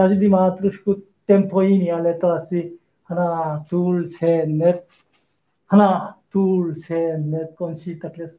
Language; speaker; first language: Czech; non-native, learner; Korean